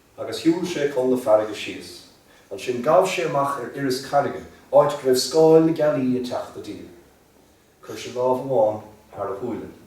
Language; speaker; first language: Irish; native; Irish